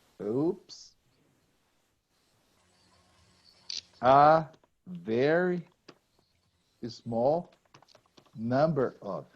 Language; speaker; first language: English; non-native, fluent; Portuguese